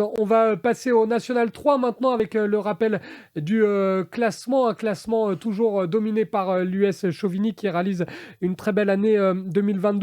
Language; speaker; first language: French; native; French